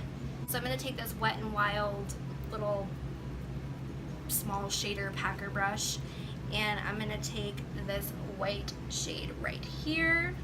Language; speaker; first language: English; native; English